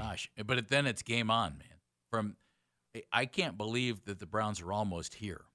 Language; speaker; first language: English; native; English